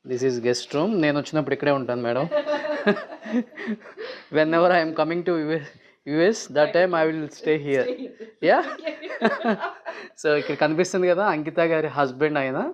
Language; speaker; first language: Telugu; native; Telugu